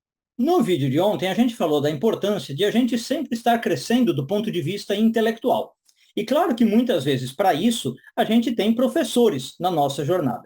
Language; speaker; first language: Portuguese; native; Portuguese